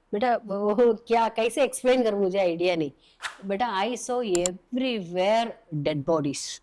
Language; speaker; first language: Hindi; non-native, local second language; Malayalam